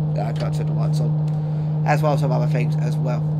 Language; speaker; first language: English; native; English